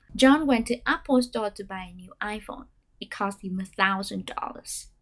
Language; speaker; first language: English; non-native, fluent; Vietnamese